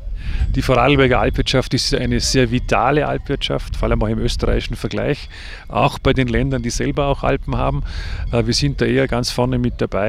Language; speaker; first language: German; native; German